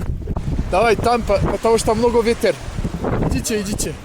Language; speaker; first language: Russian; non-native, learner; French